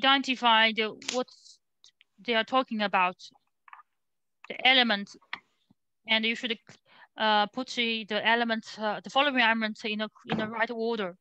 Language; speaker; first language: English; non-native, learner; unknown